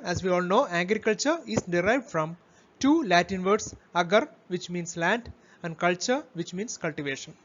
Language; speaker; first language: English; non-native, local second language; Malayalam